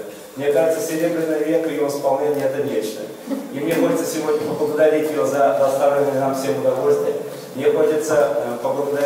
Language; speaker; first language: Russian; native; Russian